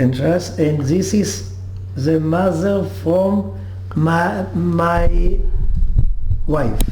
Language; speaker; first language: English; non-native, learner; French